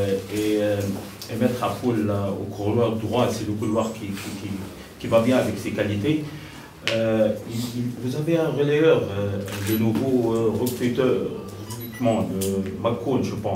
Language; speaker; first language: French; non-native, local second language; Arabic